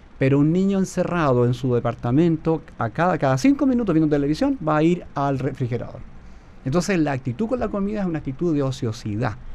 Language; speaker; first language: Spanish; native; Spanish